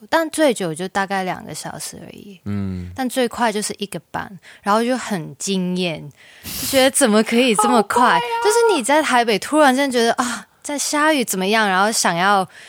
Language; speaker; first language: Chinese; non-native, fluent; Cantonese